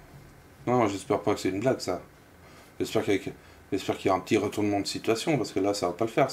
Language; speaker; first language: French; native; French